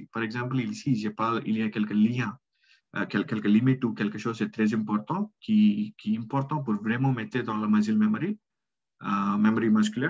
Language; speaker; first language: French; non-native, learner; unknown